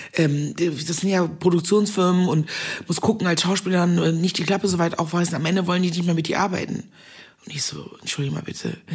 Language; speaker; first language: German; native; German